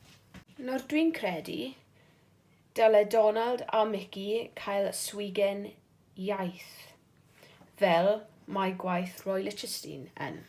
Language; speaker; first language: Welsh; non-native, local second language; English